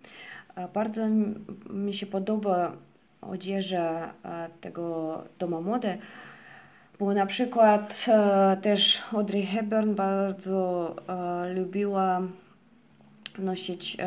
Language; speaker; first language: Polish; non-native, learner; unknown